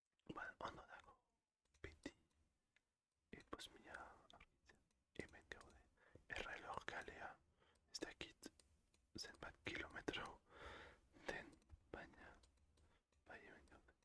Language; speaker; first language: Basque; non-native, learner; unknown